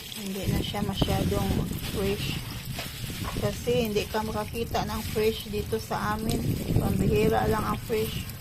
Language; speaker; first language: Filipino; non-native, local second language; Cebuano